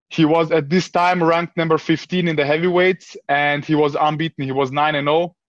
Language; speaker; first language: English; early bilingual, other home language; Serbian